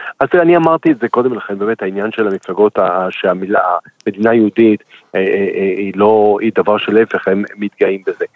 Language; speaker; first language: Hebrew; native; Hebrew